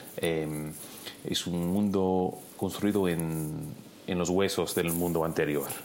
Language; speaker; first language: Spanish; non-native, fluent; English